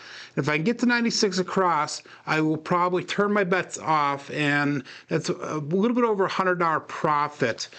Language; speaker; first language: English; native; English